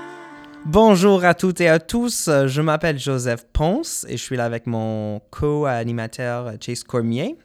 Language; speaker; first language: French; non-native, local second language; English